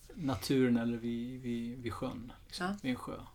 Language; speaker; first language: Swedish; early bilingual, other home language; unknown